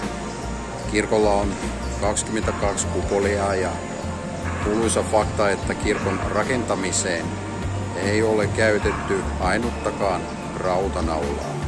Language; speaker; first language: Finnish; non-native, fluent; Russian